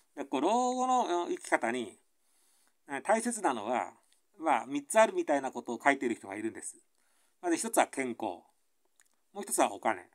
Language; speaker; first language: Japanese; native; Japanese